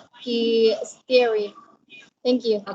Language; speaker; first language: English; non-native, fluent; Indonesian